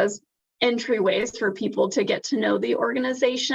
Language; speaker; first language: English; native; English